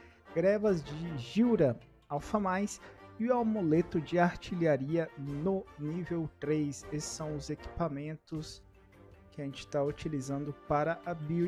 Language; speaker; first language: Portuguese; native; Portuguese